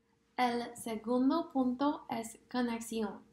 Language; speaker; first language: Spanish; non-native, fluent; English